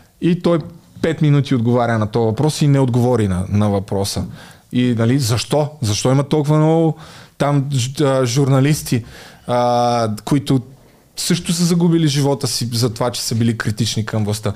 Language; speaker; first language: Bulgarian; native; Bulgarian